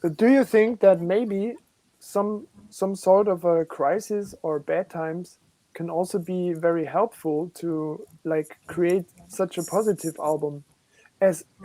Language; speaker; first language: English; non-native, fluent; German